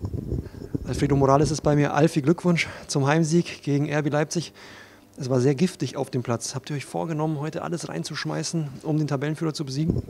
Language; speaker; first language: German; native; German